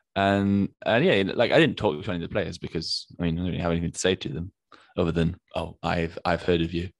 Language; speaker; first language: English; native; English